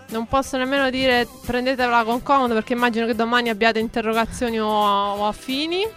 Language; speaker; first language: Italian; native; Italian